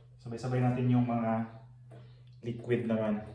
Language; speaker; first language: Filipino; native; Filipino